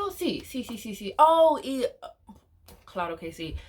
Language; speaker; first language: Spanish; non-native, learner; English